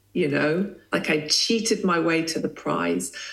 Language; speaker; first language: English; native; English